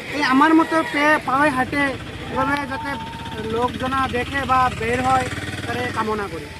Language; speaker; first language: Bangla; native; Bangla